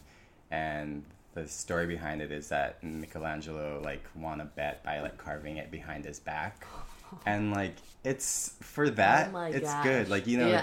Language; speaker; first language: English; native; English